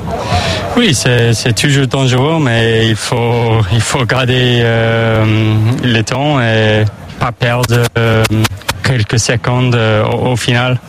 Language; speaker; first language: French; non-native, learner; English